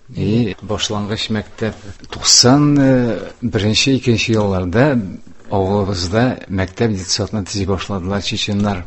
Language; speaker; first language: Tatar; non-native, local second language; Udmurt